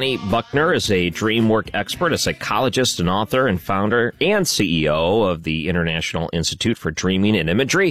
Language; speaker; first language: English; native; English